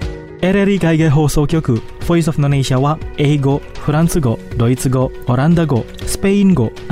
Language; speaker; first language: Japanese; non-native, fluent; Indonesian